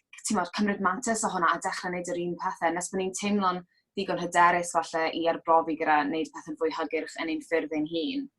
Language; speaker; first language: Welsh; native; Welsh